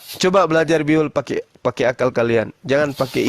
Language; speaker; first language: Indonesian; native; Indonesian